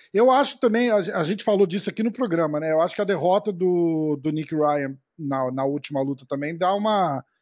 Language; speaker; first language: Portuguese; native; Portuguese